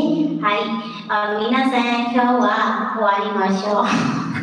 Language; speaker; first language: Japanese; non-native, learner; Burmese